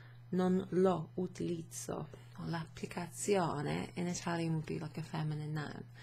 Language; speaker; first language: Italian; non-native, fluent; English